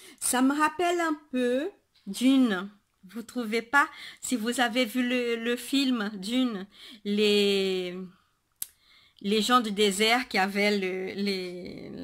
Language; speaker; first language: French; non-native, fluent; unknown